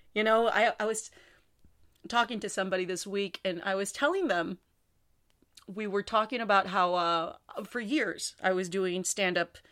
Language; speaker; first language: English; native; English